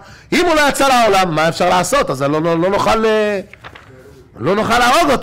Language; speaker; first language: Hebrew; native; Hebrew